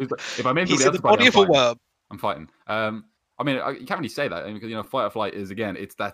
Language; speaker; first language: English; native; English